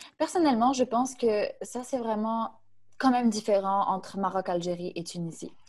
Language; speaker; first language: French; non-native, local second language; Arabic